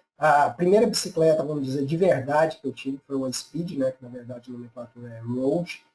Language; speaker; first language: Portuguese; native; Portuguese